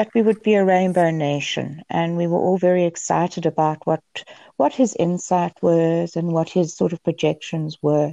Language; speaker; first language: English; native; English